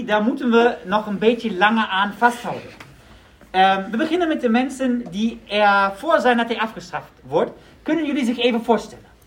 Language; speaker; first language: Dutch; non-native, learner; German